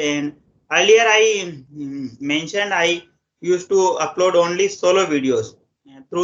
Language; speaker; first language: English; non-native, local second language; Hindi